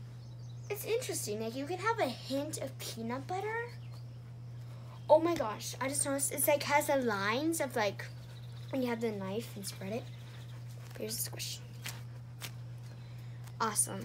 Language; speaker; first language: English; native; English